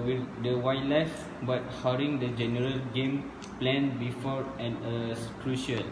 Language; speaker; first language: English; non-native, learner; Malay